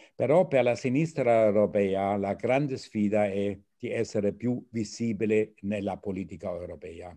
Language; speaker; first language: Italian; non-native, fluent; German